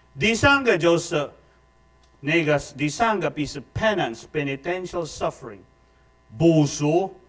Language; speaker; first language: Chinese; non-native, fluent; Filipino